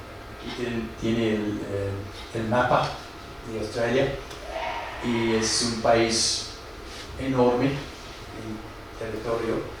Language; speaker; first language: Spanish; non-native, fluent; English